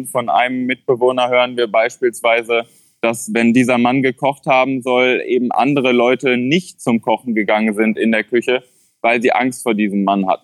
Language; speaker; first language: German; native; German